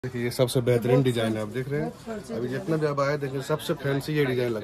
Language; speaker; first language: Hindi; native; Hindi